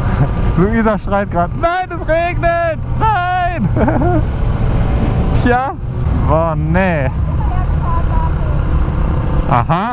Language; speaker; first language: German; native; German